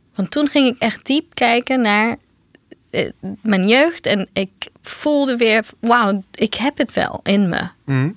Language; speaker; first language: Dutch; non-native, fluent; Portuguese